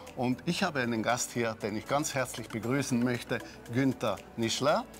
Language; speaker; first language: German; native; German